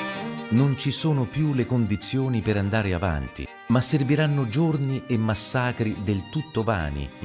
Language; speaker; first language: Italian; native; Italian